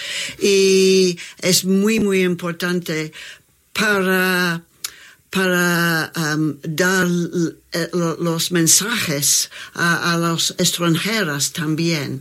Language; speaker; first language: Spanish; non-native, learner; English